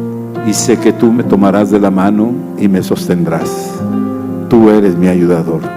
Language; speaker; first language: Spanish; native; Spanish